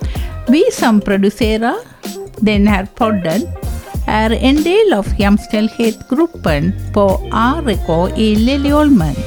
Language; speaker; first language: Swedish; non-native, learner; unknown